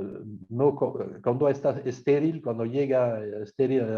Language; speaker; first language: Spanish; non-native, fluent; French